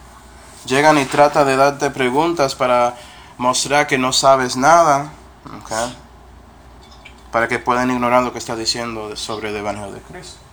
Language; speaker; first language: Spanish; non-native, fluent; English